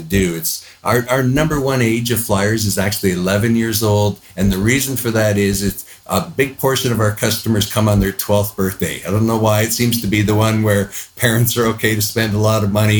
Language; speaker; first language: English; native; English